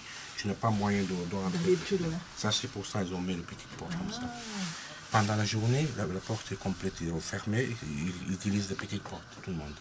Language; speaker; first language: French; non-native, fluent; Arabic